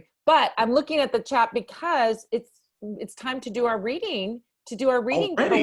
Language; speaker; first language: English; native; English